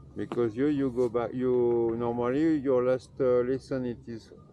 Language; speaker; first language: English; non-native, learner; French